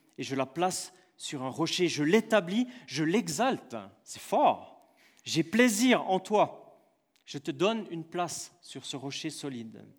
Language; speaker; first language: French; native; French